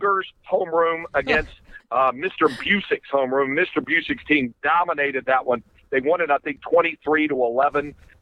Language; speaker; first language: English; native; English